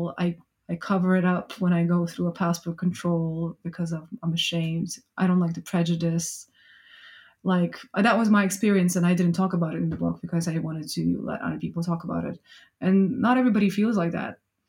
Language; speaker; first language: English; non-native, fluent; Russian